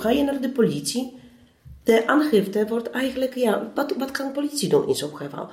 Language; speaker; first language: Dutch; non-native, fluent; Polish